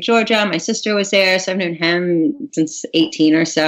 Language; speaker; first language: English; native; English